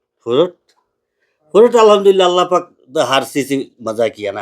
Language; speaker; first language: Hindi; non-native, local second language; Bangla